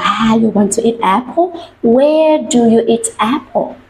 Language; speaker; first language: English; non-native, fluent; Vietnamese